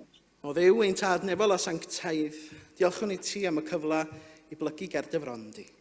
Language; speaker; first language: Welsh; native; Welsh